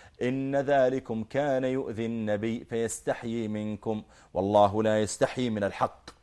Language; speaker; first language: Arabic; native; Arabic